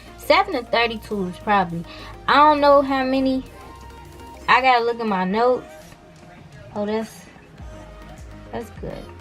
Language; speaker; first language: English; native; English